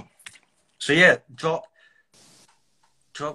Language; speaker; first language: English; native; English